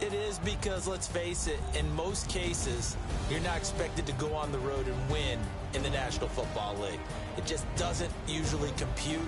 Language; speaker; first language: English; native; English